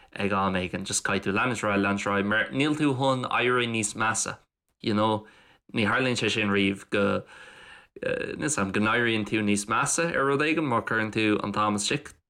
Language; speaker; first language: Irish; non-native, local second language; English